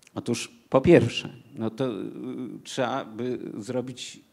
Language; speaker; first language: Polish; native; Polish